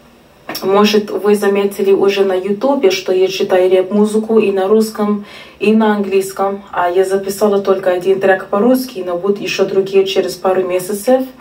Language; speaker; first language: Russian; non-native, fluent; English